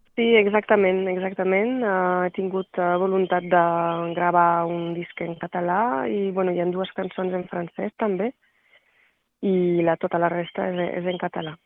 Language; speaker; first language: Catalan; non-native, local second language; French